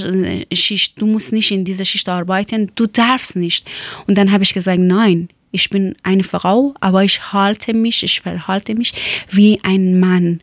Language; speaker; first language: German; non-native, learner; Persian